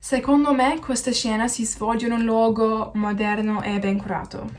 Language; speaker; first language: Italian; non-native, learner; English